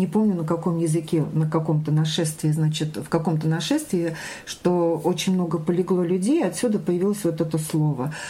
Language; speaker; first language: Russian; native; Russian